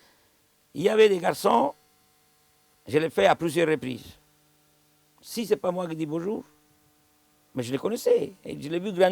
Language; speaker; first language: French; non-native, fluent; Italian